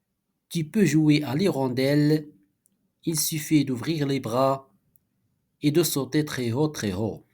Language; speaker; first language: French; non-native, local second language; Arabic